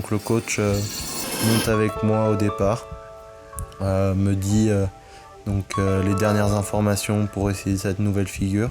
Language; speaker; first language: French; native; French